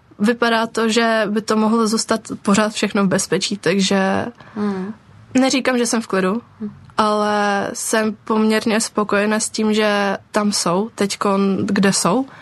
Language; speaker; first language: Czech; early bilingual, other home language; Ukrainian